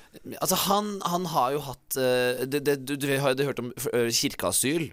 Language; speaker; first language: Norwegian; native; Norwegian